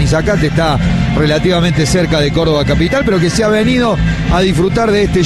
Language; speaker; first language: Spanish; native; Spanish